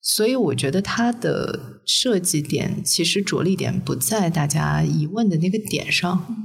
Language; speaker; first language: Chinese; native; Chinese